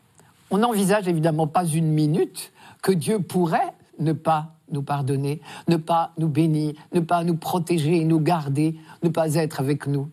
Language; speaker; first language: French; native; French